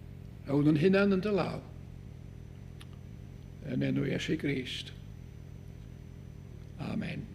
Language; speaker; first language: Welsh; native; Welsh